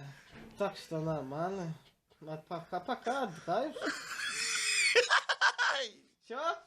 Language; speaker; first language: Russian; non-native, learner; Turkmen